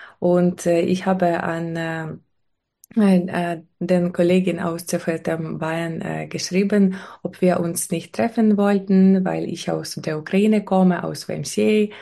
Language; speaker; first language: German; non-native, fluent; Ukrainian